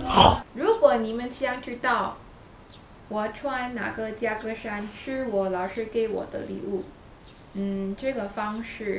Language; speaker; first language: Chinese; non-native, learner; Filipino